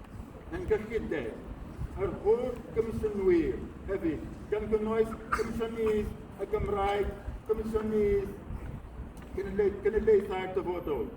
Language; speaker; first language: Welsh; non-native, fluent; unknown